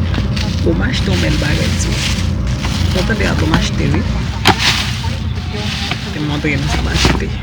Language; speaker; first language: French; non-native, learner; Haitian Creole